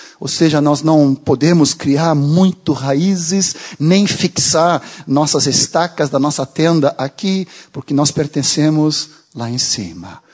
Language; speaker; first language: Portuguese; non-native, fluent; Swedish